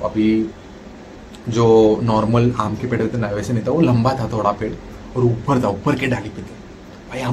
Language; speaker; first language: Hindi; non-native, local second language; Marathi